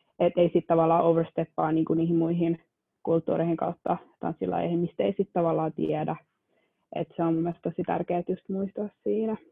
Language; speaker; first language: Finnish; early bilingual, other home language; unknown